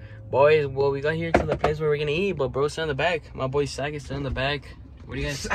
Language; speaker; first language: English; early bilingual, other home language; Spanish